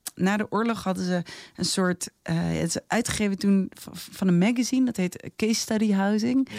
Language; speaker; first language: Dutch; native; Dutch